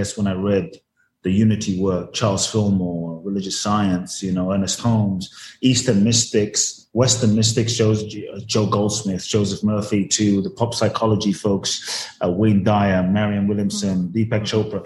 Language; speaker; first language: English; native; English